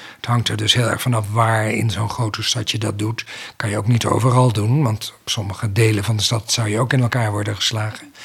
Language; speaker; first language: Dutch; native; Dutch